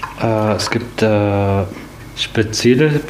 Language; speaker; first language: German; non-native, learner; Arabic